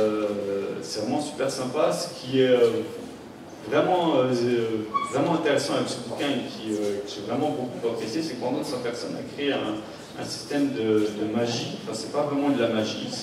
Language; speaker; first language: French; native; French